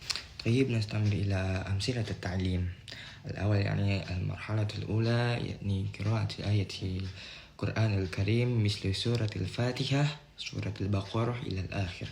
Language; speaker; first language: Arabic; non-native, learner; Indonesian